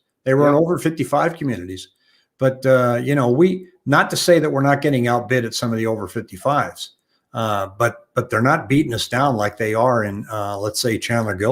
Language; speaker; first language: English; native; English